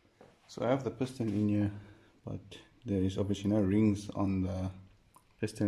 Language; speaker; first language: English; native; English